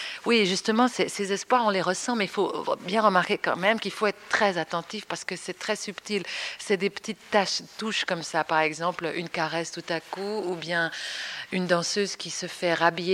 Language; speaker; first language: French; native; French